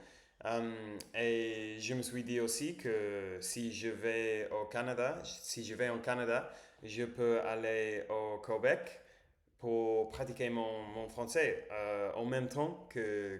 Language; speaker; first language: French; non-native, learner; English